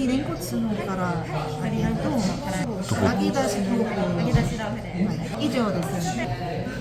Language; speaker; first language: Japanese; non-native, learner; Korean